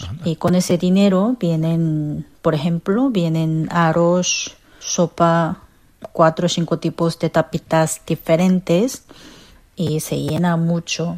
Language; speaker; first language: Spanish; non-native, fluent; Korean